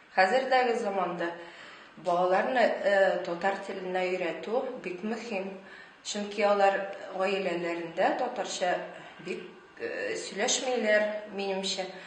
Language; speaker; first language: Tatar; non-native, local second language; Russian